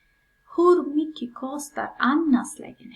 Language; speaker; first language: Swedish; non-native, fluent; Pashto